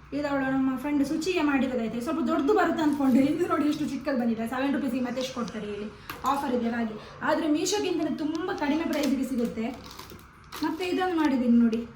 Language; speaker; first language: Kannada; non-native, local second language; Tulu